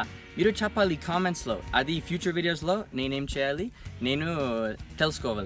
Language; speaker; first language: Telugu; non-native, learner; English